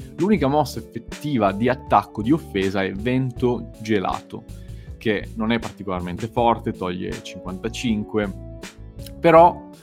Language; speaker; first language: Italian; native; Italian